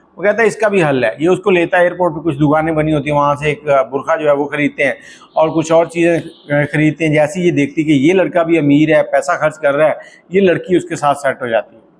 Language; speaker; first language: Urdu; native; Urdu